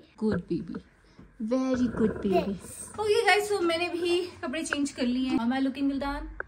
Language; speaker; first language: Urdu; native; Urdu